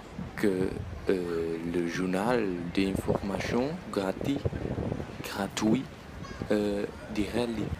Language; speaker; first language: French; native; French